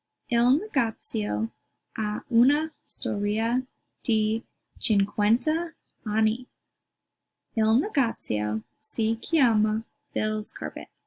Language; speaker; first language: Italian; non-native, learner; English